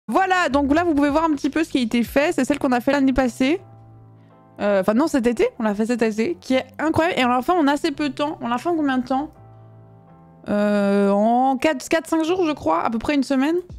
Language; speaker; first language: French; native; French